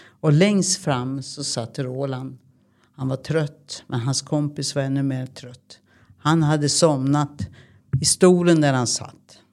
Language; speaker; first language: Swedish; native; Swedish